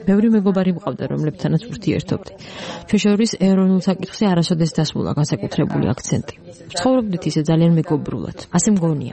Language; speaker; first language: Georgian; non-native, local second language; Abkhazian